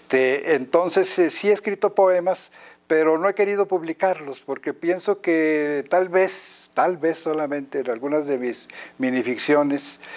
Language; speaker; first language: Spanish; native; Spanish